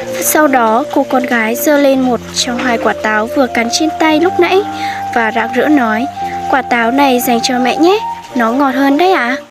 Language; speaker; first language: Vietnamese; non-native, local second language; Hmong